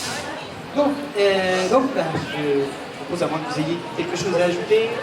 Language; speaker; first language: French; native; French